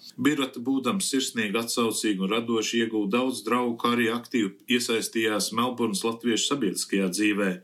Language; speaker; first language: Latvian; early bilingual, heritage; Latvian